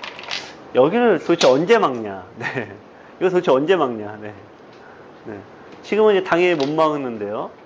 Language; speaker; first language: Korean; native; Korean